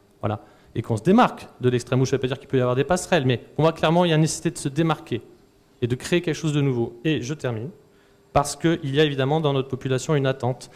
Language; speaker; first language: French; native; French